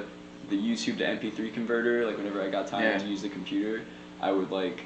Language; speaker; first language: English; native; English